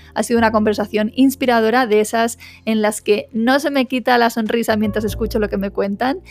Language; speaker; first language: Spanish; native; Spanish